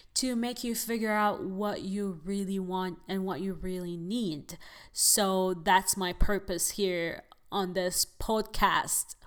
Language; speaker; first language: English; non-native, fluent; Arabic